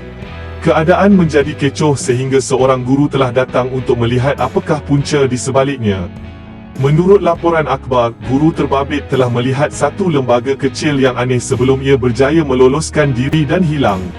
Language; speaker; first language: Malay; native; Malay